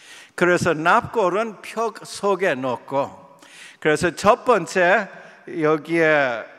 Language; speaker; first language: Korean; non-native, fluent; English